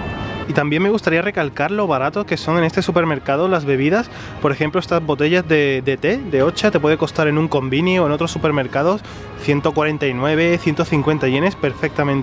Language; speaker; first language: Spanish; native; Spanish